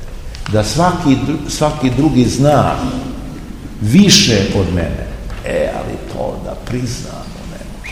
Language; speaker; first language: Serbian; native; Serbian